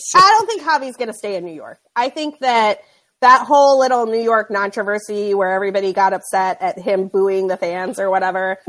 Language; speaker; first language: English; native; English